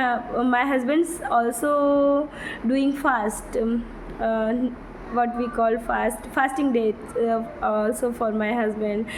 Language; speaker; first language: English; non-native, learner; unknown